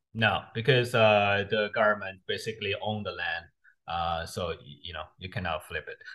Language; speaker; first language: English; non-native, fluent; Chinese